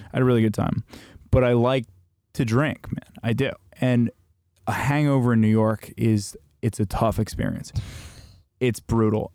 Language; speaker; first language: English; native; English